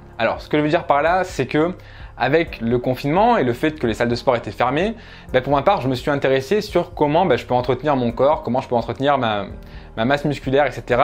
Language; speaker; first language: French; native; French